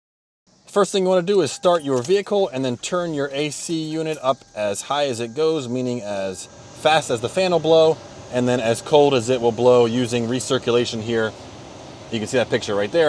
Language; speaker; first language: English; native; English